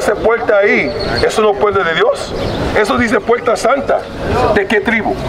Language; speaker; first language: Spanish; early bilingual, heritage; Spanish